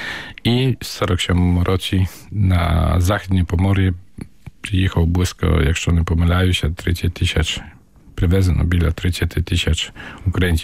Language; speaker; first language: Polish; non-native, local second language; Ukrainian